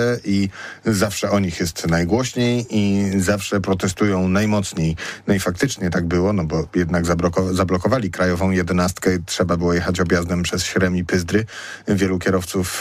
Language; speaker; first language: Polish; native; Polish